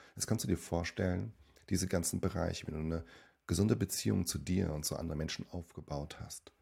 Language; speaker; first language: German; native; German